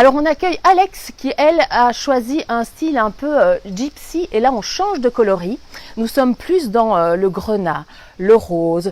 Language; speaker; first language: French; native; French